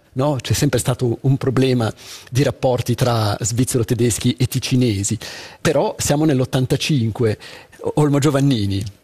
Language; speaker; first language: Italian; native; Italian